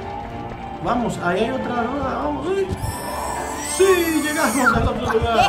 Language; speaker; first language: Spanish; native; Spanish